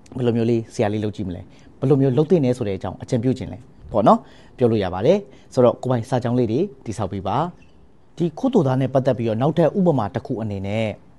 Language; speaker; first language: Burmese; native; Burmese